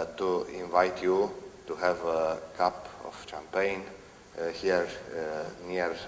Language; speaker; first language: English; non-native, fluent; Romanian